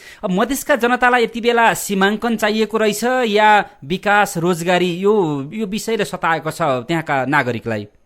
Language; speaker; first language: Nepali; native; Nepali